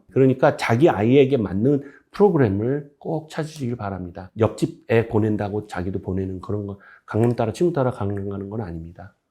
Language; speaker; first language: Korean; native; Korean